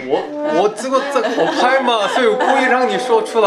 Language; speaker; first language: Chinese; non-native, fluent; Korean